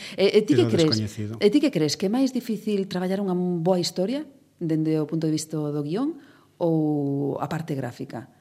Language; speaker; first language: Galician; native; Galician